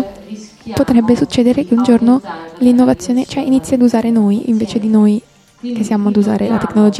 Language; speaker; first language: Italian; native; Italian